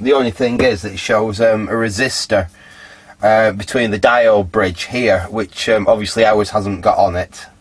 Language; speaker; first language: English; native; English